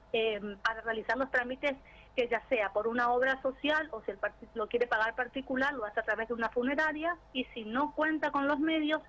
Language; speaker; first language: Spanish; native; Spanish